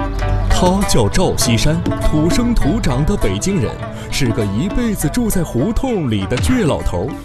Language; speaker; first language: Chinese; native; Chinese